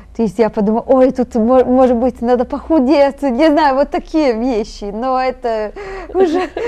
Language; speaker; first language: Russian; non-native, fluent; Italian